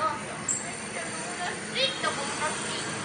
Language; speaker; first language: Spanish; native; Spanish